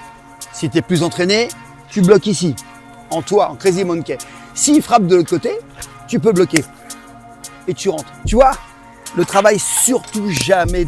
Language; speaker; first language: French; native; French